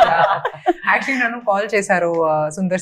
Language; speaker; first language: Telugu; non-native, fluent; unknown